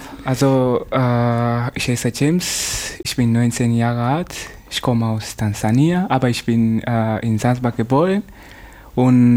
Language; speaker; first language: German; non-native, learner; Swahili